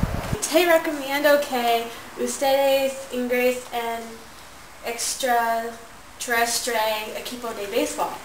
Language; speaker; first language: Spanish; non-native, learner; English